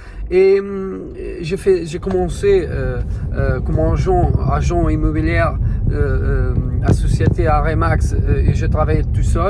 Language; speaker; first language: French; non-native, learner; Portuguese